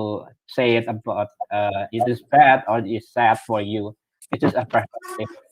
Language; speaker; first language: English; non-native, learner; Indonesian